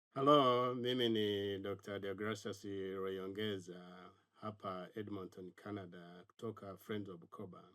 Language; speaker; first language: Swahili; non-native, local second language; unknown